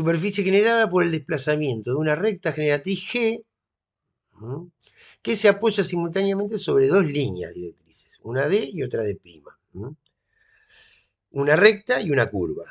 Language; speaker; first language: Spanish; native; Spanish